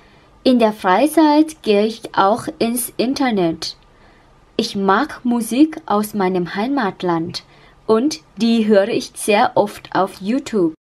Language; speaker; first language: German; non-native, learner; Thai